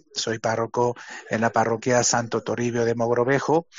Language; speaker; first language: Spanish; native; Spanish